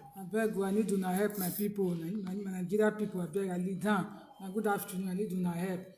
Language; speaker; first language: Nigerian Pidgin; non-native, local second language; Bini